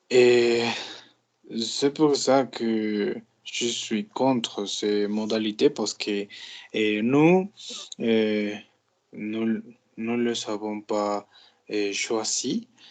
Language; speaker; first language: French; non-native, learner; Spanish